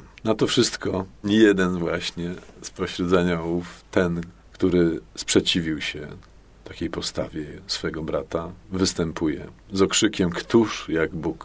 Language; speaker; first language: Polish; native; Polish